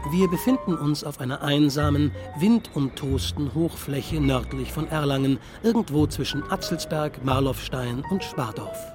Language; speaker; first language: German; native; German